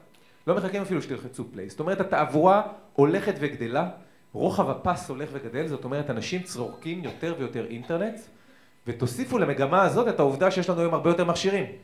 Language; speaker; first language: Hebrew; native; Hebrew